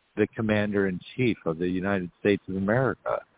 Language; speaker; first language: English; native; English